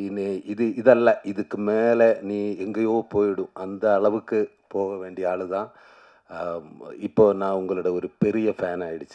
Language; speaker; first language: Tamil; non-native, learner; Malayalam